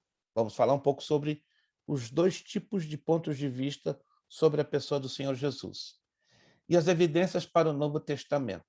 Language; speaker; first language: Portuguese; native; Portuguese